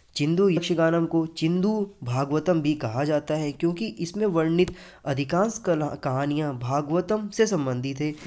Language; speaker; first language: Hindi; native; Hindi